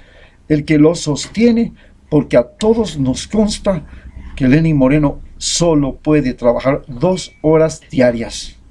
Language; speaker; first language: Spanish; native; Spanish